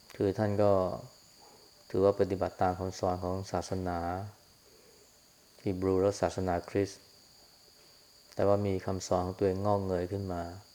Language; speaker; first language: Thai; native; Thai